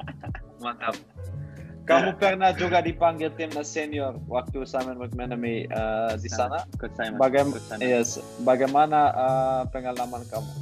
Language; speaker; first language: Indonesian; non-native, learner; Dutch